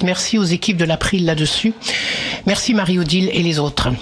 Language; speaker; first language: French; native; French